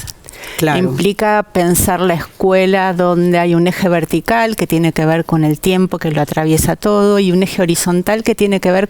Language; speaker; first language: Spanish; native; Spanish